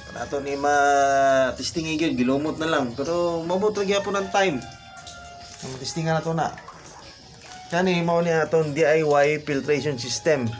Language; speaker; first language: Cebuano; native; Cebuano